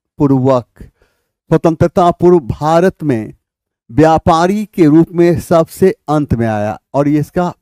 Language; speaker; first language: Hindi; native; Hindi